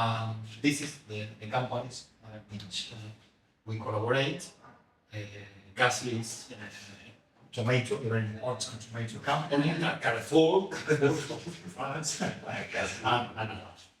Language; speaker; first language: English; non-native, fluent; Spanish